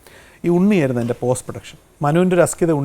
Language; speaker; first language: Malayalam; native; Malayalam